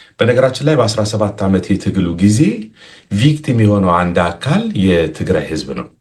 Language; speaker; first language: Amharic; non-native, local second language; Tigrinya